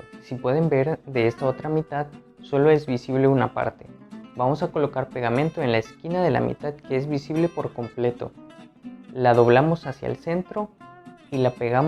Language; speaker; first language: Spanish; native; Spanish